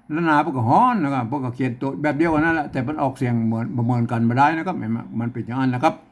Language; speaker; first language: Thai; non-native, local second language; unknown